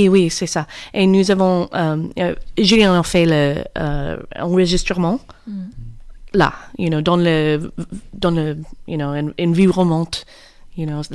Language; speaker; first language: French; non-native, learner; English